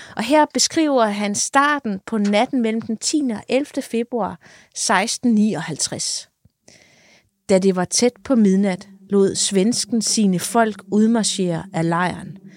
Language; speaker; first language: Danish; native; Danish